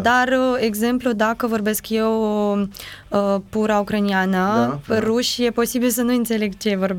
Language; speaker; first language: Romanian; non-native, learner; Ukrainian